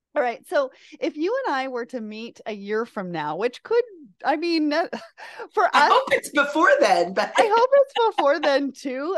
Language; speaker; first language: English; native; English